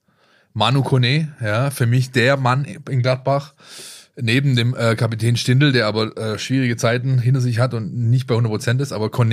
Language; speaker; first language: German; native; German